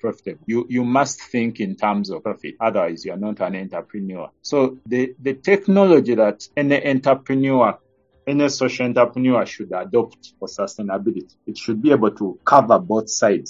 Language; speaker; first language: English; non-native, local second language; Ganda